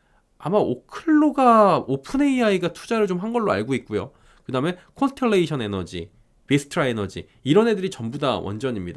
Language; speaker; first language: Korean; native; Korean